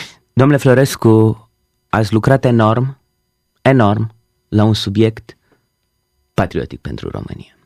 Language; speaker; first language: Romanian; native; Romanian